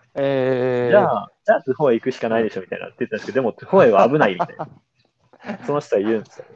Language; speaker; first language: Japanese; native; Japanese